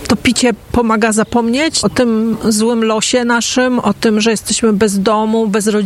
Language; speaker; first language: Polish; native; Polish